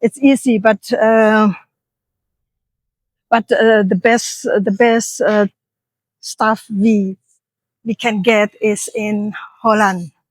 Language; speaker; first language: English; non-native, learner; Indonesian